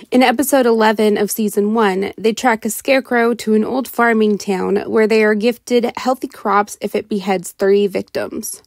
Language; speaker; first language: English; native; English